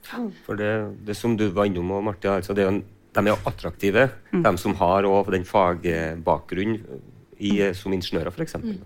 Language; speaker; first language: Norwegian; native; Norwegian